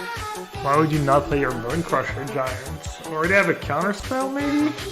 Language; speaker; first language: English; non-native, fluent; French